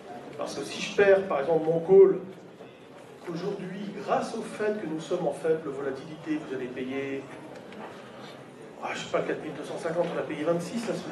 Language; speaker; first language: French; native; French